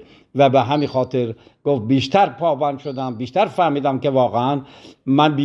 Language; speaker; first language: Persian; native; Persian